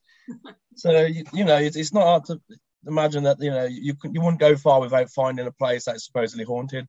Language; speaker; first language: English; native; English